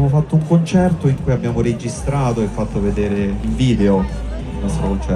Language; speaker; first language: Italian; native; Italian